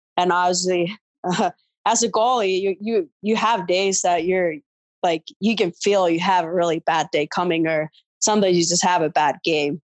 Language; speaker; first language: English; non-native, fluent; Finnish